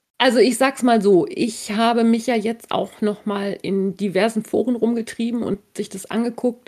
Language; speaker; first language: German; native; German